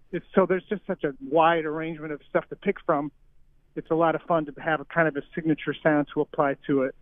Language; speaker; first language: English; native; English